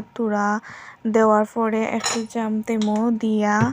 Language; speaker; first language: Bangla; non-native, local second language; Sylheti